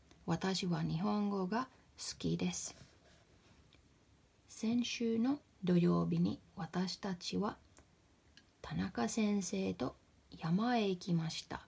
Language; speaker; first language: Japanese; non-native, fluent; Finnish